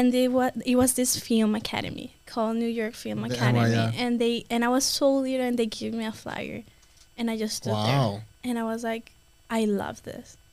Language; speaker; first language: English; non-native, fluent; Spanish